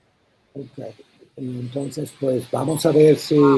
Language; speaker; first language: Spanish; non-native, learner; English